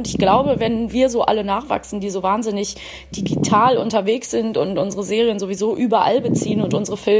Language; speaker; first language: German; native; German